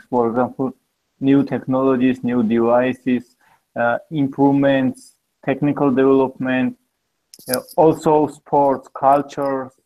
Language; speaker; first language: English; non-native, learner; Georgian